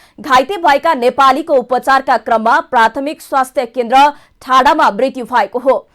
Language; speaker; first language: Nepali; native; Nepali